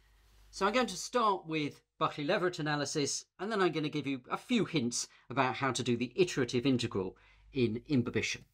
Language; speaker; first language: English; native; English